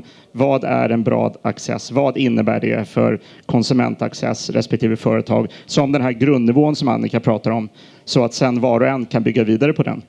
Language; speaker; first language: Swedish; native; Swedish